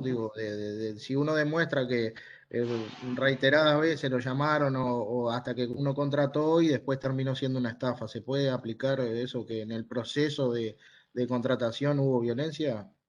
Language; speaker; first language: Spanish; native; Spanish